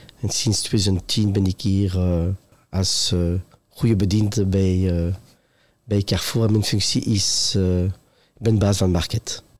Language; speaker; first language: Dutch; non-native, local second language; French